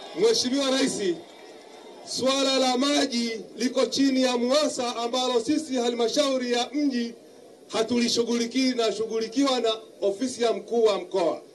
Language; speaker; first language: Swahili; native; Swahili